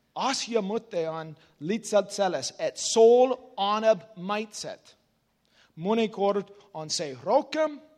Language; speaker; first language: Estonian; non-native, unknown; English